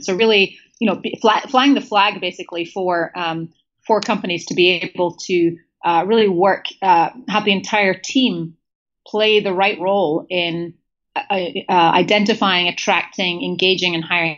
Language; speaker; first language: English; native; English